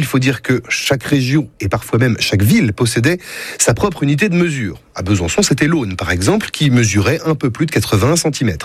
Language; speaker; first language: French; native; French